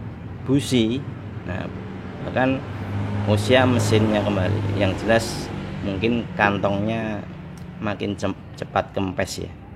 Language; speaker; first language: Indonesian; native; Indonesian